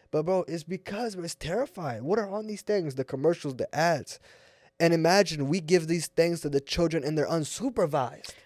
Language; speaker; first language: English; native; English